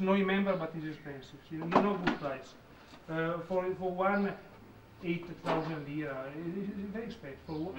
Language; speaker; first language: English; non-native, learner; Italian